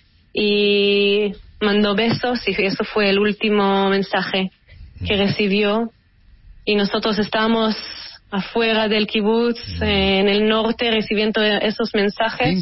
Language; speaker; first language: Spanish; early bilingual, heritage; Hebrew